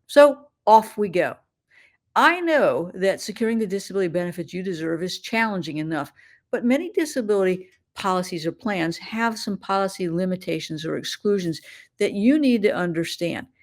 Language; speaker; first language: English; native; English